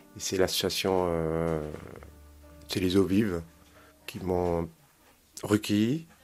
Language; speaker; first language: French; native; French